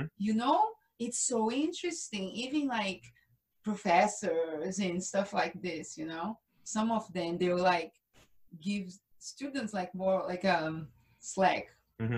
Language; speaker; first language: English; non-native, fluent; Portuguese